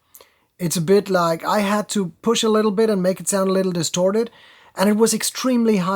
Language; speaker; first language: English; non-native, fluent; German